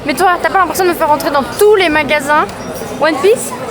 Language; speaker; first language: French; native; French